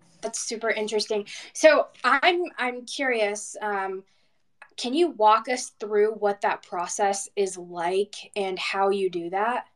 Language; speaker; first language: English; non-native, fluent; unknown